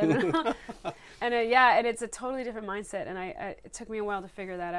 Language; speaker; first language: English; native; English